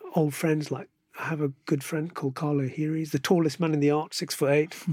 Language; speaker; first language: English; native; English